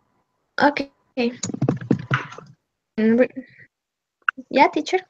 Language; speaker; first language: English; non-native, learner; Spanish